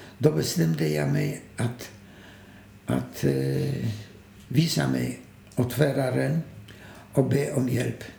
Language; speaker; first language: Swedish; non-native, fluent; Polish